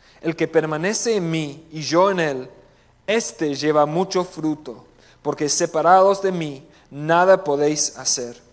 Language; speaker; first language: Spanish; non-native, fluent; English